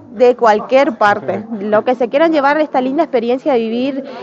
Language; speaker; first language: Spanish; native; Spanish